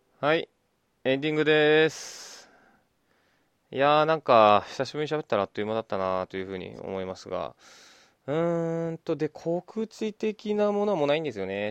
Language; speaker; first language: Japanese; native; Japanese